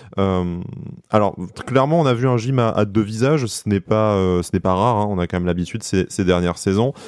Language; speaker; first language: French; native; French